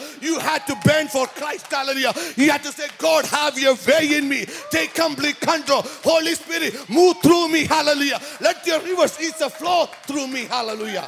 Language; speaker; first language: English; non-native, local second language; Malayalam